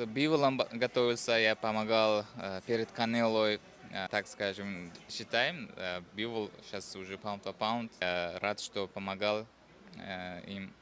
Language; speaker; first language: Russian; non-native, fluent; Uzbek